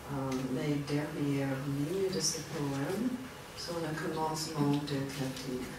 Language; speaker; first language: French; non-native, learner; English